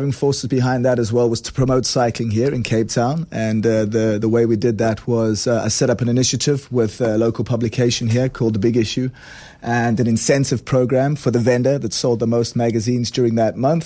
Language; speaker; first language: English; native; English